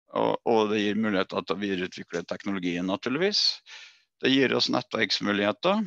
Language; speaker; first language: Norwegian; native; Norwegian